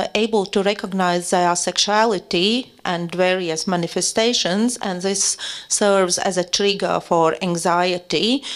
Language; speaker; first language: English; non-native, fluent; Latvian